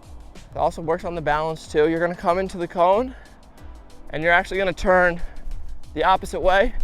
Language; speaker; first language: English; native; English